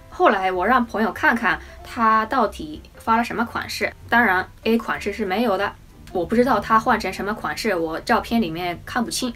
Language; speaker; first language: Chinese; non-native, fluent; Japanese